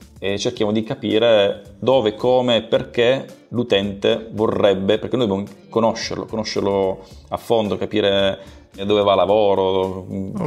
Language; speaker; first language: Italian; native; Italian